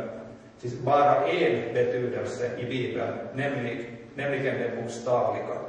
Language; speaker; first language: Swedish; non-native, local second language; Finnish